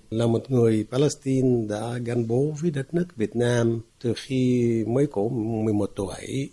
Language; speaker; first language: Vietnamese; non-native, fluent; Arabic